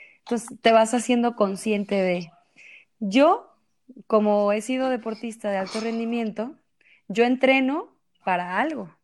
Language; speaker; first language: Spanish; native; Spanish